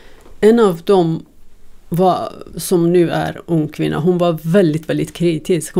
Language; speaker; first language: Swedish; non-native, fluent; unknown